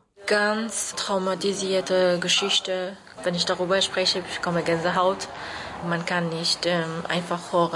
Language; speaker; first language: German; non-native, fluent; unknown